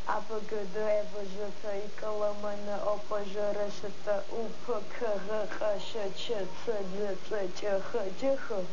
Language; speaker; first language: Greek; non-native, fluent; Georgian